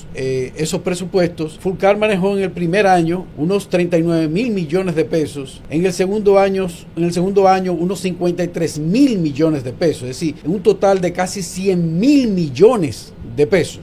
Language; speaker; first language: Spanish; native; Spanish